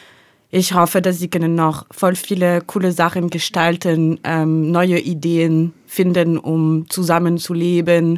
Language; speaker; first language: German; non-native, learner; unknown